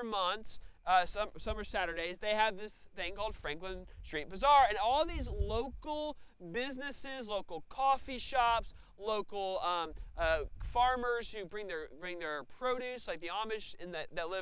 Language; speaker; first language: English; native; English